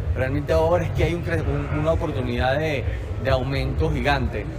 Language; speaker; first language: Spanish; native; Spanish